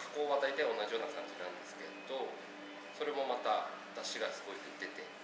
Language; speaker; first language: Japanese; native; Japanese